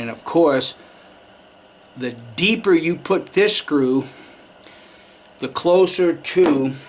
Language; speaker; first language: English; native; English